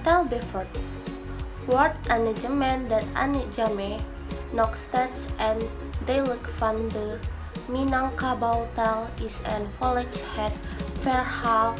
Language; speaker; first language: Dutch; non-native, learner; Indonesian